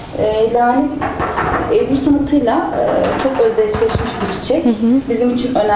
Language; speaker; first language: Turkish; native; Turkish